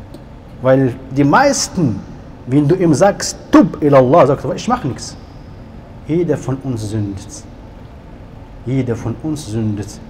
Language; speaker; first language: German; non-native, learner; Arabic